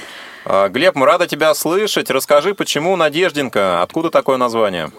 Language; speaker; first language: Russian; native; Russian